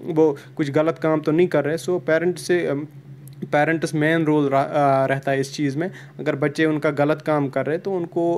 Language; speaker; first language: Hindi; non-native, local second language; Kashmiri